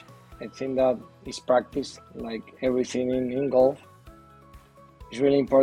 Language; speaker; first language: English; non-native, learner; Spanish